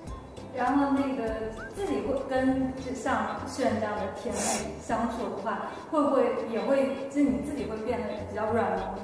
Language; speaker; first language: Chinese; native; Chinese